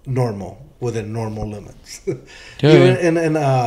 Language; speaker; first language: English; early bilingual, heritage; Spanish